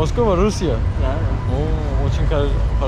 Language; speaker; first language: Russian; non-native, learner; Turkish